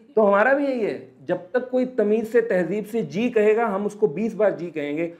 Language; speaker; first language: Hindi; native; Hindi